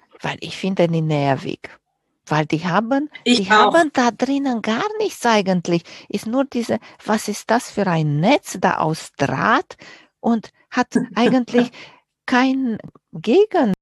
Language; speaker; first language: German; non-native, fluent; Romanian